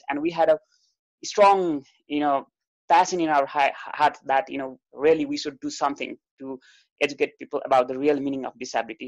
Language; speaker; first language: English; non-native, local second language; Nepali